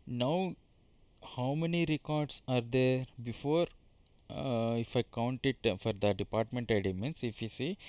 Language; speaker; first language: English; non-native, local second language; Telugu